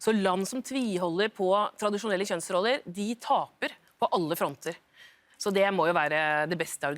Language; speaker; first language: Norwegian; native; Norwegian